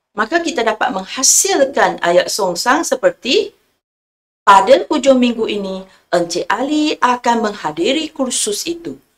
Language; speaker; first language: Malay; non-native, local second language; Chinese